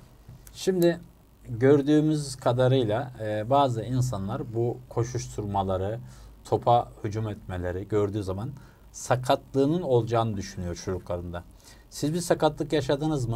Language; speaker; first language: Turkish; native; Turkish